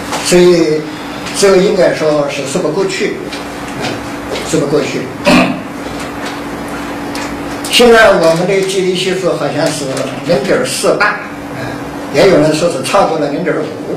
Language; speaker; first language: Chinese; native; Chinese